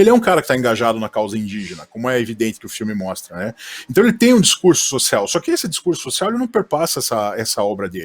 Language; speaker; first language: Portuguese; native; Portuguese